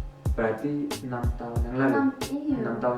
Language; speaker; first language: Indonesian; early bilingual, heritage; Indonesian